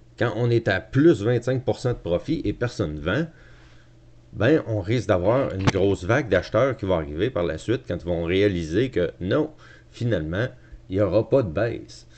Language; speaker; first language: French; native; French